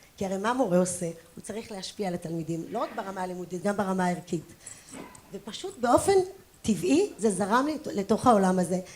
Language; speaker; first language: Hebrew; native; Hebrew